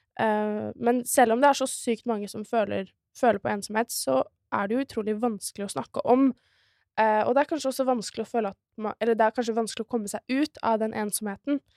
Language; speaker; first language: Norwegian; native; Norwegian